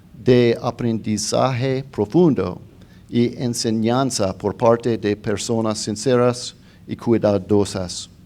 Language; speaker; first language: Spanish; non-native, fluent; English